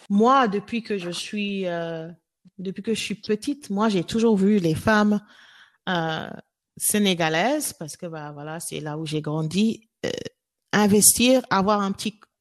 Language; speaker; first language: French; non-native, local second language; Wolof